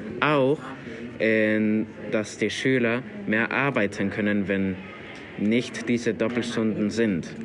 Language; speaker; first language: German; non-native, learner; Spanish